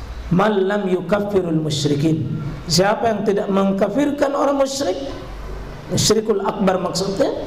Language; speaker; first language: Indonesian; native; Indonesian